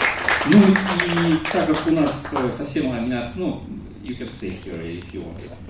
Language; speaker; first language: Russian; native; Russian